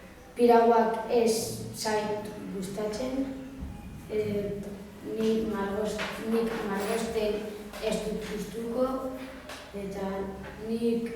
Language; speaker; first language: Basque; non-native, learner; Spanish